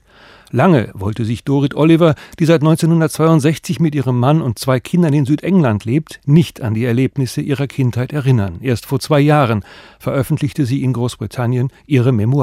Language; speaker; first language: German; native; German